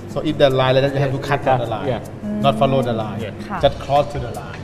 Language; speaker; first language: English; non-native, learner; Thai